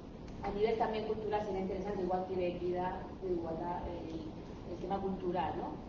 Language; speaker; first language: Spanish; native; Spanish